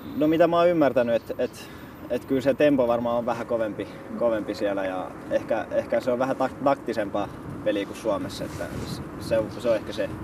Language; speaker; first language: Finnish; native; Finnish